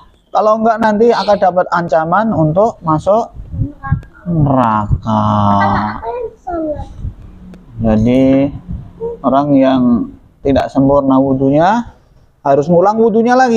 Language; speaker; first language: Indonesian; native; Indonesian